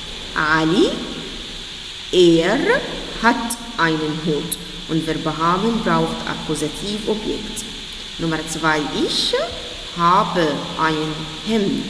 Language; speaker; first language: German; non-native, fluent; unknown